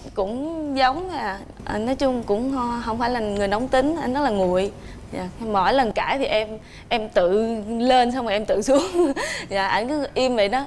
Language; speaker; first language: Vietnamese; native; Vietnamese